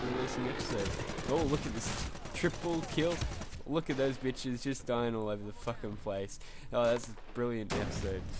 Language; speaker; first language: English; native; English